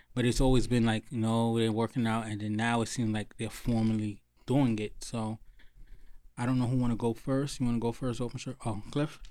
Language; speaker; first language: English; early bilingual, other home language; Haitian Creole